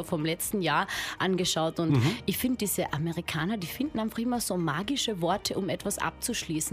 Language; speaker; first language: German; native; German